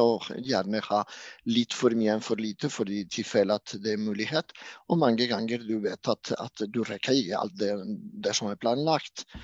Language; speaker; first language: Norwegian; non-native, fluent; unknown